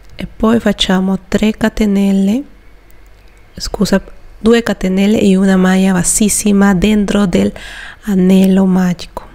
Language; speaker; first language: Italian; non-native, fluent; Spanish